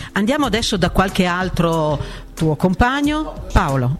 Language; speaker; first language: Italian; native; Italian